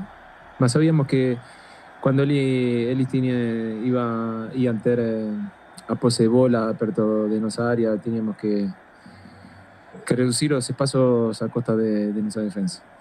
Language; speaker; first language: Portuguese; non-native, fluent; Spanish